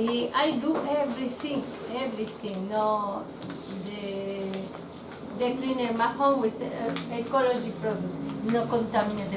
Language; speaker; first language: English; non-native, learner; Spanish